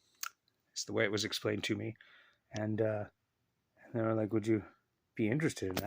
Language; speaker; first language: English; native; English